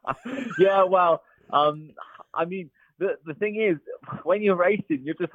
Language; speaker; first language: English; native; English